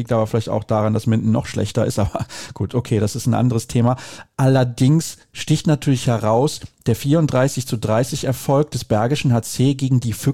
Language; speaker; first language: German; native; German